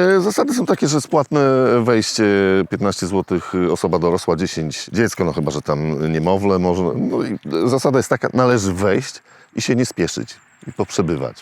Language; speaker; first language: Polish; native; Polish